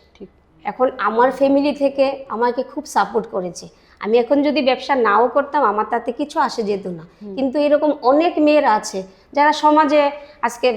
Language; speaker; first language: Bangla; native; Bangla